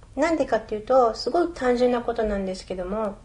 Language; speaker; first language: Japanese; early bilingual, other home language; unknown